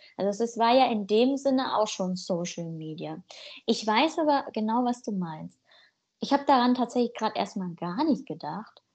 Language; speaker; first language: German; native; German